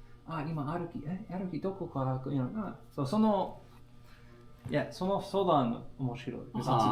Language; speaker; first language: Japanese; non-native, learner; English